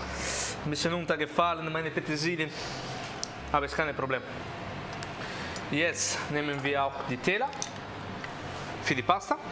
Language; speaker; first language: German; non-native, learner; Italian